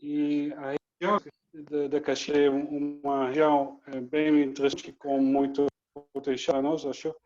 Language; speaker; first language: Portuguese; non-native, learner; Dutch